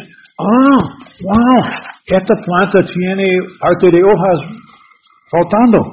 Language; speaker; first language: Spanish; non-native, learner; English